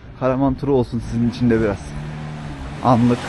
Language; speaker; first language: Turkish; native; Turkish